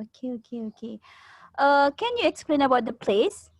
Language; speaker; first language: English; non-native, learner; Indonesian